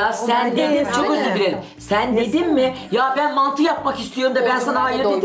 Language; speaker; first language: Turkish; native; Turkish